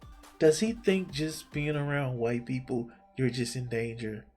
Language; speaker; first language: English; native; English